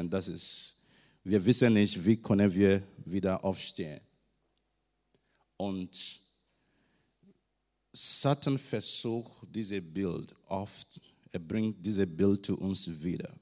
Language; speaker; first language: German; non-native, learner; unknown